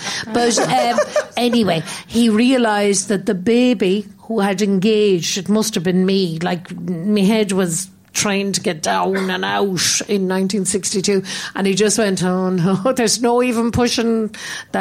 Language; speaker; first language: English; native; English